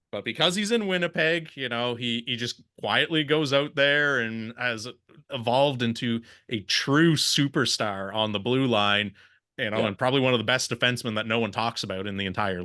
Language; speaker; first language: English; native; English